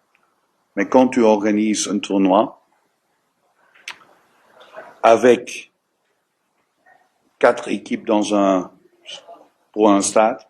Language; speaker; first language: French; non-native, learner; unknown